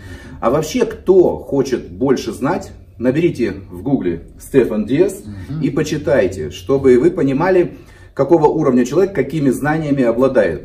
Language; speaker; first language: Russian; native; Russian